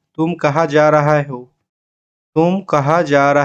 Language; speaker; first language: Hindi; non-native, learner; Bangla